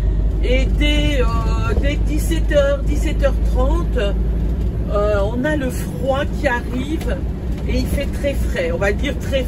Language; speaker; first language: French; native; French